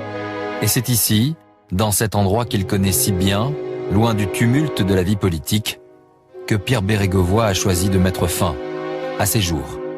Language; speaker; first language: French; native; French